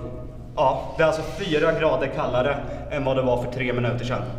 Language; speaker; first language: Swedish; native; Swedish